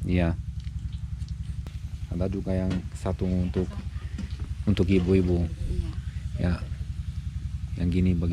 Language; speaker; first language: Indonesian; non-native, learner; Romanian